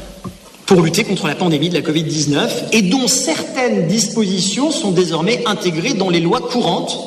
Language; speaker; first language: French; native; French